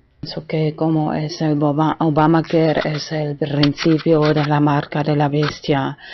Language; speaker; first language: Spanish; non-native, fluent; German